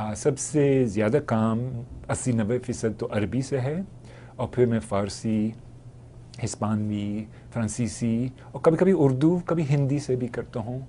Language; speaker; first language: Urdu; non-native, fluent; English